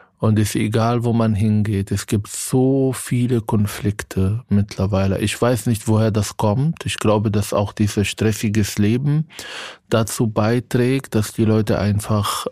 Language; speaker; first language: German; non-native, fluent; Arabic